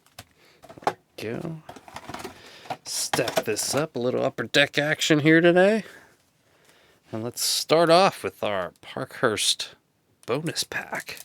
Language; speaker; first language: English; native; English